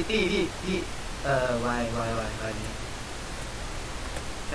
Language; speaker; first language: Thai; native; Thai